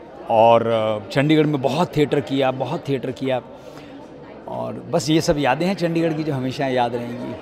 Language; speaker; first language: Hindi; non-native, local second language; Punjabi